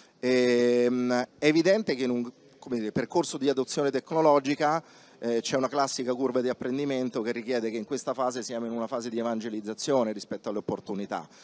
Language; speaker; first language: Italian; native; Italian